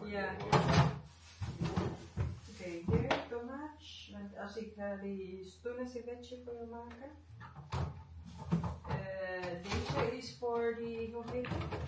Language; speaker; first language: Dutch; non-native, learner; Cebuano